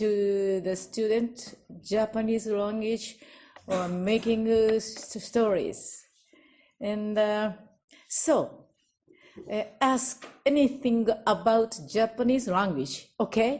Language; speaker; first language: English; non-native, learner; Japanese